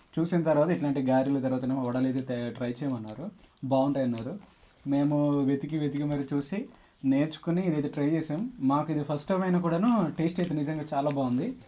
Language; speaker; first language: Telugu; native; Telugu